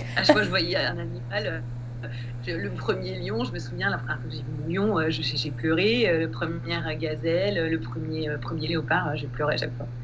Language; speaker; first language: French; native; French